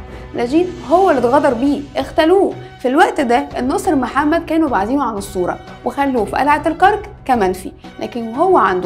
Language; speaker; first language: Arabic; native; Arabic